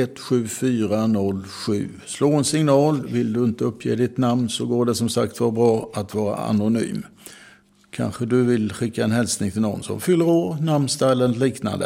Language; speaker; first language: Swedish; native; Swedish